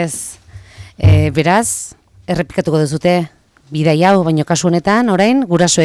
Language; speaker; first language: Basque; native; Basque